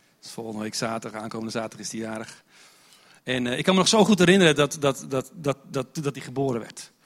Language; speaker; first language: Dutch; non-native, fluent; English